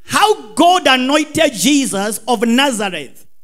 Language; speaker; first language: English; non-native, local second language; Swahili